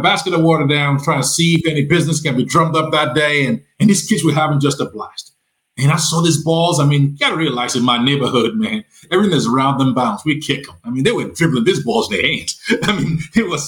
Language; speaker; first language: English; non-native, local second language; Yoruba